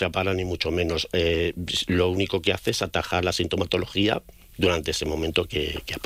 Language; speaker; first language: Spanish; native; Spanish